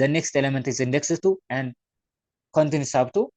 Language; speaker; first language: English; non-native, local second language; Amharic